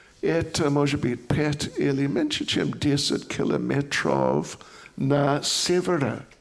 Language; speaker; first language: Russian; non-native, learner; English